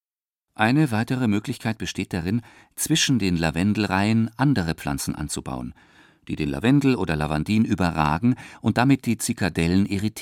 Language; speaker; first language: German; native; German